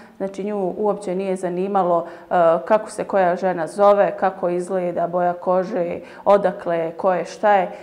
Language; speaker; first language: Bosnian; native; Bosnian